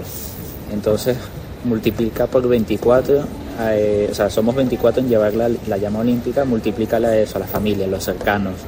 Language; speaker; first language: Spanish; native; Spanish